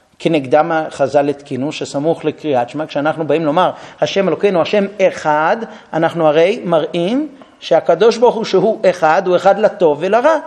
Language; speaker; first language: Hebrew; non-native, fluent; English